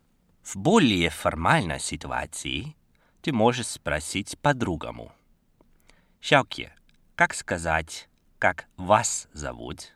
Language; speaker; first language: Russian; non-native, fluent; Dutch